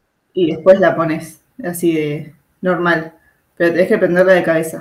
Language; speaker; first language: Spanish; native; Spanish